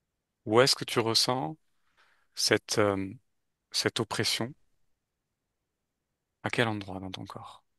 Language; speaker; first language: French; native; French